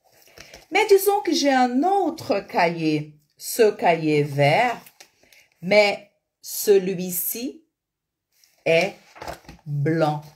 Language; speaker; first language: French; non-native, fluent; Portuguese